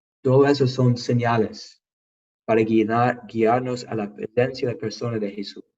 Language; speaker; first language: Spanish; non-native, fluent; English